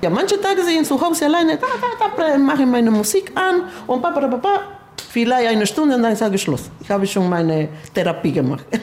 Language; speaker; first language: German; non-native, learner; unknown